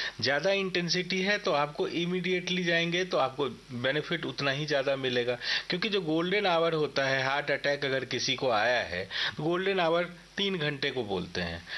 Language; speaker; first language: Hindi; native; Hindi